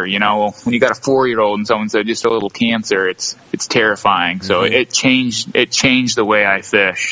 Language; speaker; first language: English; native; English